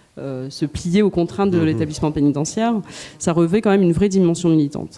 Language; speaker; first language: French; native; French